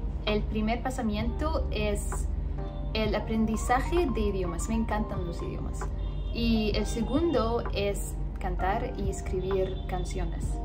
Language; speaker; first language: Spanish; non-native, learner; Arabic